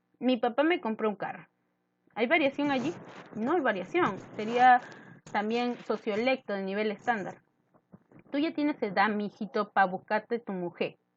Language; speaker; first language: Spanish; native; Spanish